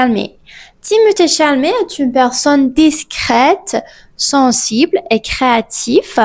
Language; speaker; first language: French; non-native, fluent; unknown